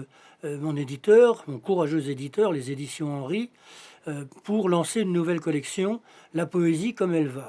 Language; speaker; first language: French; native; French